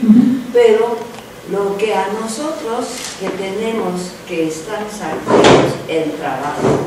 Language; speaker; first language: Spanish; non-native, fluent; Japanese